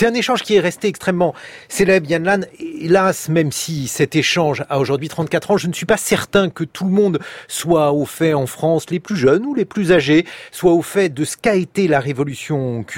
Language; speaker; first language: French; native; French